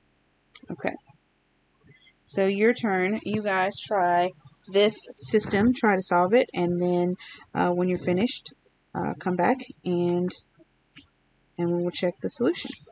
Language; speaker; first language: English; native; English